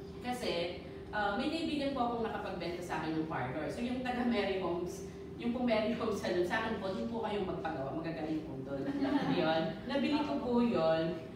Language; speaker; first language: Filipino; non-native, local second language; Pampanga